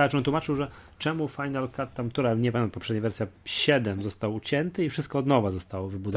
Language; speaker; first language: Polish; native; Polish